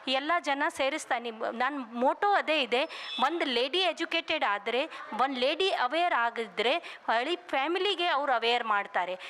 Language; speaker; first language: Kannada; non-native, local second language; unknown